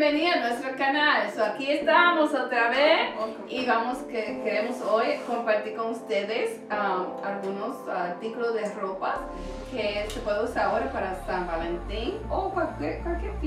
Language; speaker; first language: Spanish; early bilingual, heritage; Spanish